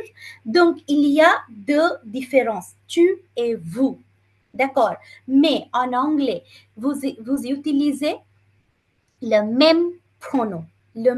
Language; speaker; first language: French; non-native, fluent; Bangla